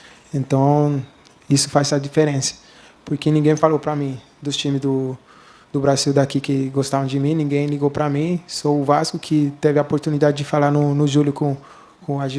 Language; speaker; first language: Portuguese; non-native, learner; Spanish